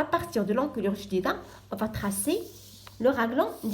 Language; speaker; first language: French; non-native, local second language; Arabic